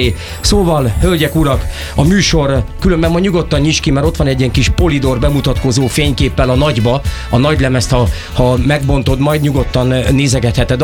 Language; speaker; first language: Hungarian; native; Hungarian